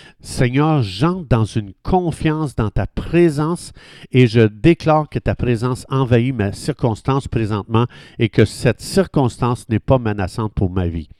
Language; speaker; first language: French; native; French